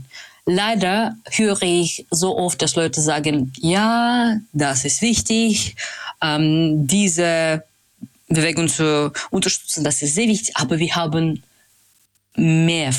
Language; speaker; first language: German; non-native, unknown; Russian